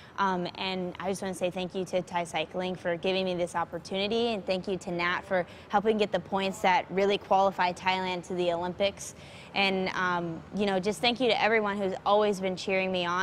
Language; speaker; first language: English; early bilingual, other home language; Thai